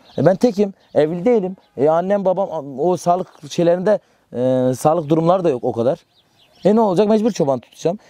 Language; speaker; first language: Turkish; non-native, local second language; Kurdish